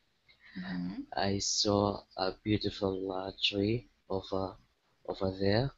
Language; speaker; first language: English; non-native, learner; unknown